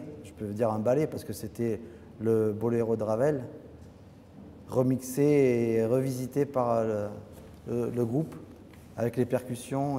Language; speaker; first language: French; native; French